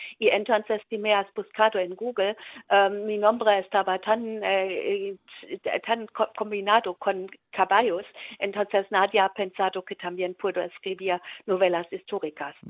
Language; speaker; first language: Spanish; non-native, learner; German